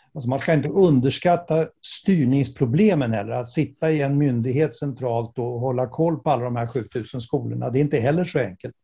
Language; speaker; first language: Swedish; native; Swedish